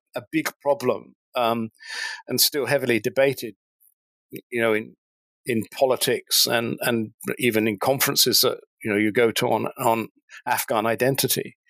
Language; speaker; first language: English; native; English